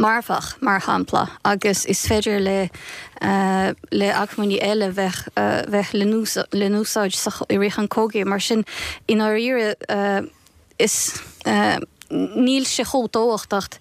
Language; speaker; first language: Irish; non-native, fluent; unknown